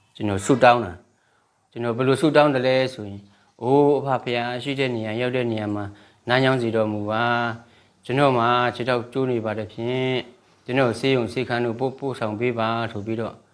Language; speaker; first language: Burmese; non-native, local second language; Shan